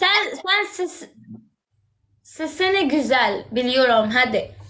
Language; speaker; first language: Turkish; non-native, learner; Arabic